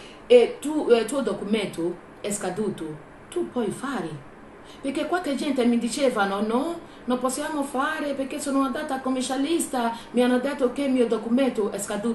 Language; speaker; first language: Italian; non-native, learner; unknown